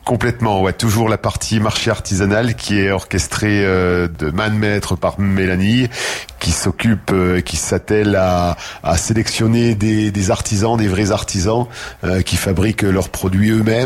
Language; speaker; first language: French; native; French